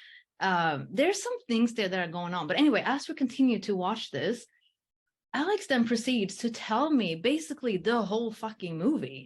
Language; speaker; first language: English; early bilingual, heritage; English